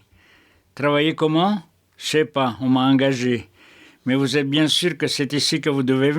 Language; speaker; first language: French; native; French